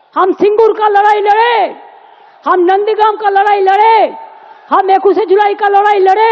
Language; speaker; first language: Hindi; non-native, local second language; Bangla